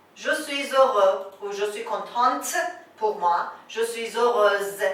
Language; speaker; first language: French; non-native, fluent; Persian